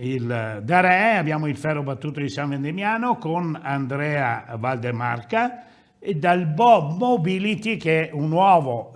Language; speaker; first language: Italian; native; Italian